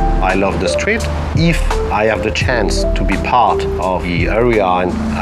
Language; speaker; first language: English; non-native, fluent; French